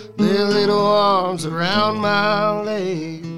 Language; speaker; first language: English; native; English